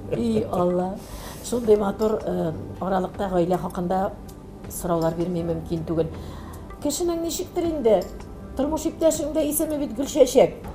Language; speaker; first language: Tatar; native; Tatar